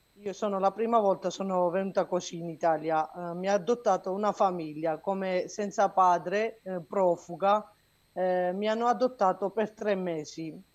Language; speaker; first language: Italian; non-native, fluent; Georgian